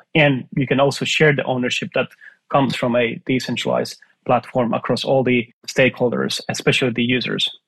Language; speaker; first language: English; non-native, fluent; Finnish